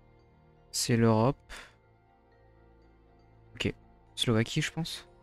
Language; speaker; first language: French; native; French